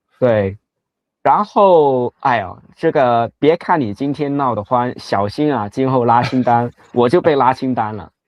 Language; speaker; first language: Chinese; non-native, local second language; Cantonese